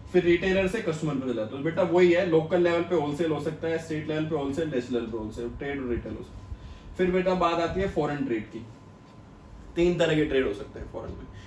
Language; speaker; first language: Hindi; native; Hindi